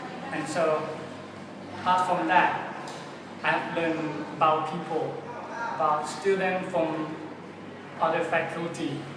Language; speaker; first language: English; non-native, learner; Thai